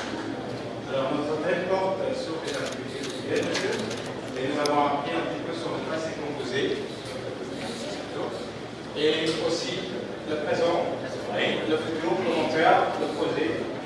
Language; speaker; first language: French; non-native, fluent; Indonesian